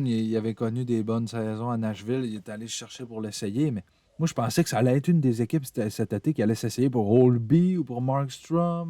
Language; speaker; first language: French; native; French